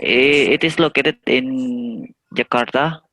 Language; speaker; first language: English; non-native, learner; Indonesian